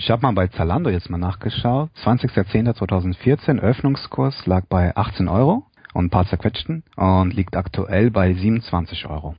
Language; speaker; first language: German; native; German